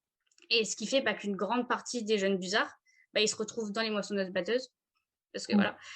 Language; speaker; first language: French; native; French